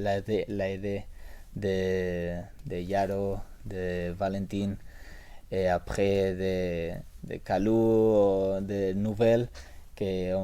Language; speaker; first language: French; non-native, learner; Spanish